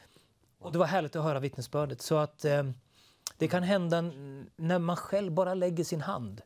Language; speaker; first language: Swedish; native; Swedish